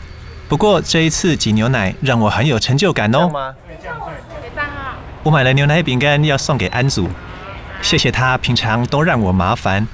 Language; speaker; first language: Chinese; native; Chinese